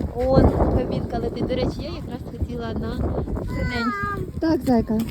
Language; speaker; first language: Ukrainian; native; Ukrainian